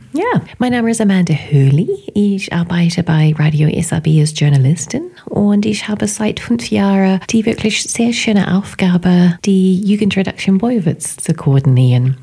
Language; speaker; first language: German; non-native, fluent; English